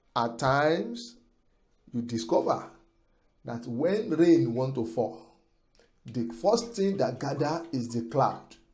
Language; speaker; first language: English; non-native, local second language; Yoruba